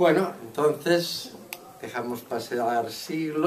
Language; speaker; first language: Spanish; non-native, local second language; Catalan